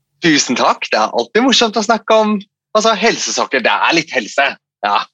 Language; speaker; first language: Norwegian; non-native, fluent; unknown